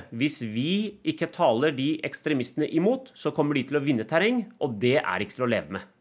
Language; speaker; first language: Norwegian; early bilingual, other home language; Punjabi